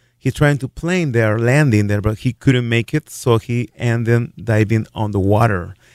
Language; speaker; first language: English; non-native, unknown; Spanish